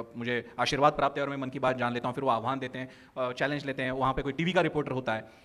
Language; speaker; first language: Hindi; non-native, local second language; Marathi